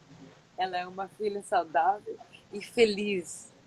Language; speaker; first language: Portuguese; non-native, fluent; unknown